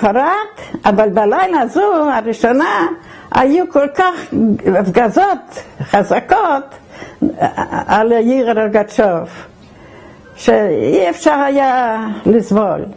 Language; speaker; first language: Hebrew; non-native, fluent; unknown